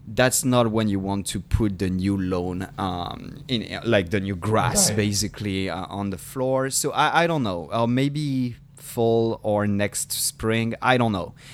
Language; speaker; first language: English; non-native, fluent; French